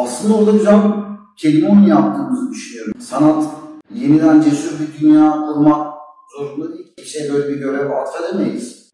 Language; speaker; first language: Turkish; native; Turkish